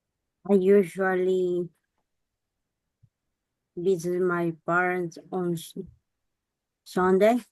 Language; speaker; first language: English; non-native, learner; Spanish